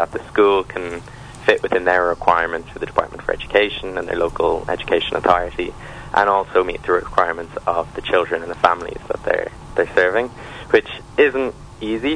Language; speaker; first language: English; native; English